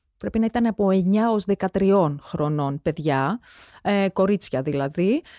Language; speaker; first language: Greek; non-native, fluent; Georgian